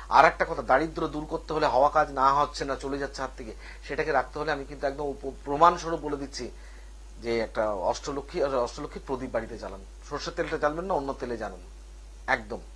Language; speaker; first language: Bangla; native; Bangla